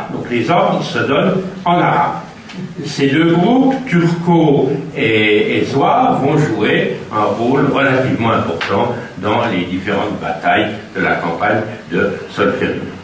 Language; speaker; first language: French; native; French